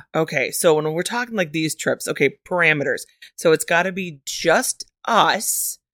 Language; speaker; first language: English; native; English